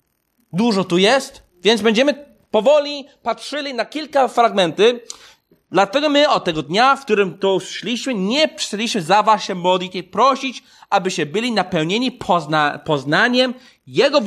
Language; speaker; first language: Polish; non-native, fluent; English